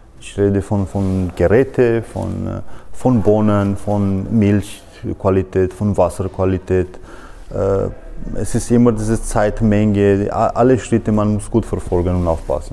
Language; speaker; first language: German; non-native, fluent; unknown